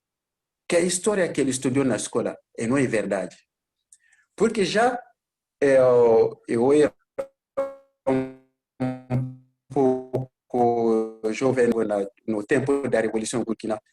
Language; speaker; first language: Portuguese; non-native, learner; Bambara